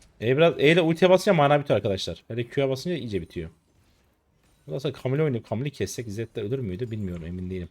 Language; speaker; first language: Turkish; native; Turkish